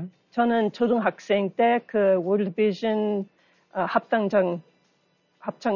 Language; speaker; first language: Korean; non-native, learner; English